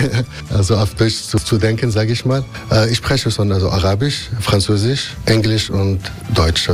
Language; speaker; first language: German; non-native, fluent; Arabic